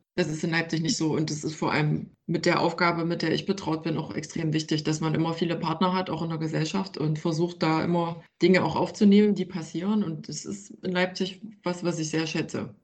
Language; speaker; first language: German; native; German